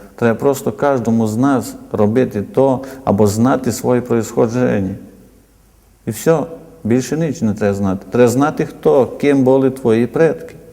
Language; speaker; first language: Ukrainian; native; Ukrainian